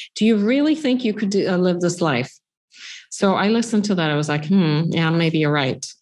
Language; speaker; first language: English; non-native, fluent; Swedish